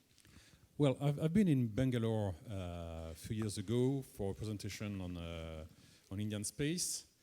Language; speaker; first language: English; non-native, fluent; French